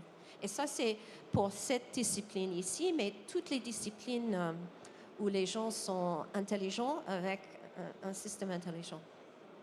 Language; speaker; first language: French; non-native, fluent; English